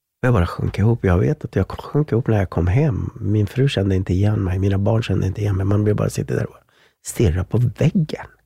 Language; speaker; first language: Swedish; non-native, fluent; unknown